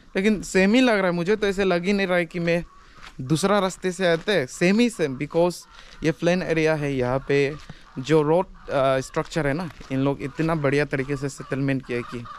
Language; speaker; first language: Hindi; non-native, local second language; Adi